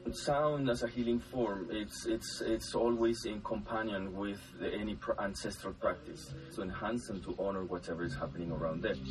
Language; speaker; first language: English; non-native, fluent; Spanish